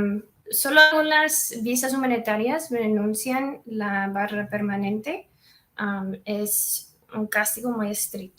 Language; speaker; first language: Spanish; non-native, fluent; English